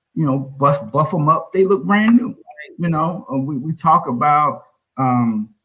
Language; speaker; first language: English; native; English